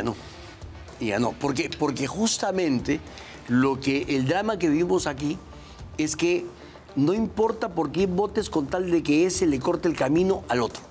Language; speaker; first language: Spanish; native; Spanish